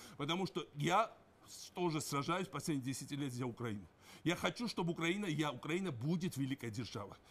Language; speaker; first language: Russian; non-native, local second language; Georgian